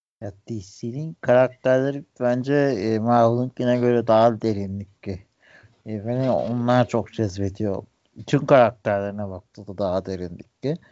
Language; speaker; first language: Turkish; native; Turkish